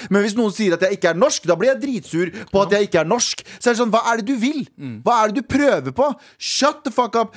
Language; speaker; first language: Norwegian; early bilingual, other home language; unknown